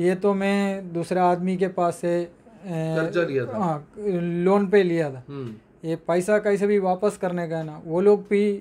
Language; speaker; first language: Hindi; non-native, local second language; Malayalam